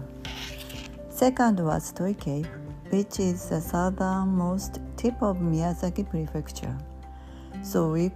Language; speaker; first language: English; non-native, fluent; Japanese